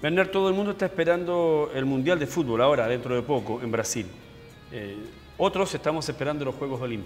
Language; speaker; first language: Spanish; native; Spanish